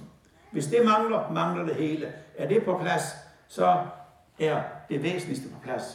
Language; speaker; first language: Danish; native; Danish